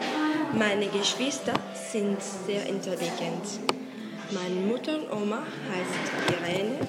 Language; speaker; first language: German; non-native, learner; Spanish